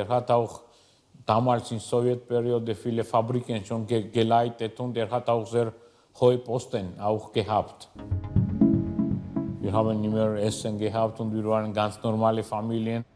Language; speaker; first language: German; non-native, fluent; Georgian